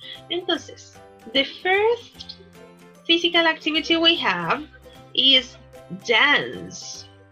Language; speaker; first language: English; non-native, fluent; Spanish